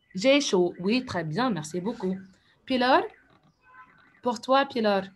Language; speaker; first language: French; non-native, fluent; Arabic